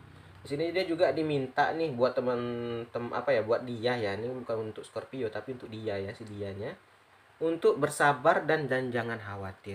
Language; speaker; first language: Indonesian; native; Indonesian